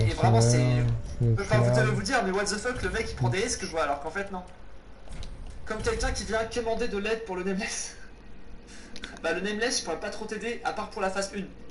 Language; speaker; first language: French; native; French